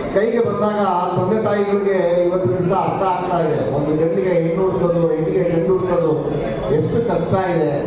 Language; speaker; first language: Kannada; non-native, local second language; Marathi